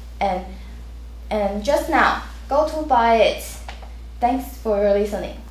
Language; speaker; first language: English; non-native, learner; Chinese